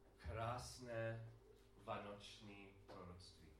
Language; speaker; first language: Czech; non-native, learner; English